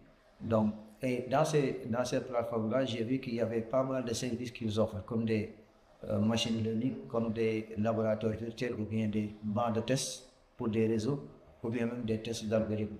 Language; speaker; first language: French; non-native, local second language; Wolof